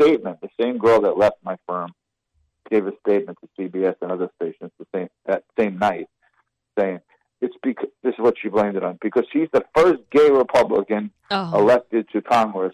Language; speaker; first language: English; native; English